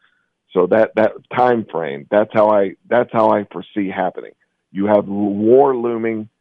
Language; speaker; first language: English; native; English